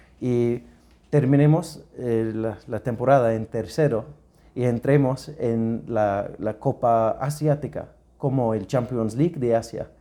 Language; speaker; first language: Spanish; non-native, learner; English